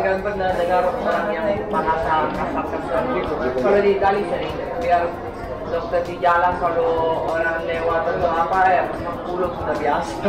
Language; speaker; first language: Indonesian; non-native, fluent; Italian